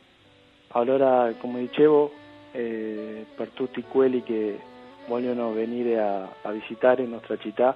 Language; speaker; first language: Italian; early bilingual, heritage; Spanish